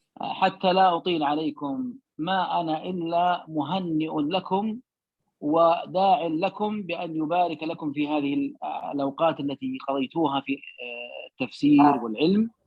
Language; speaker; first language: Arabic; native; Arabic